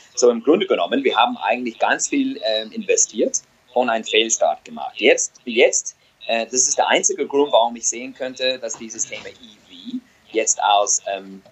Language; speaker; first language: German; non-native, fluent; English